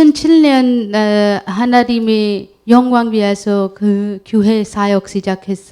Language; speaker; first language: Korean; non-native, learner; Urdu